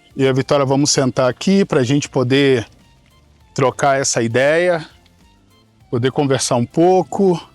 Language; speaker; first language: Portuguese; native; Portuguese